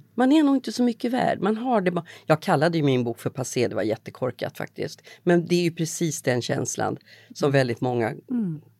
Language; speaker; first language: Swedish; native; Swedish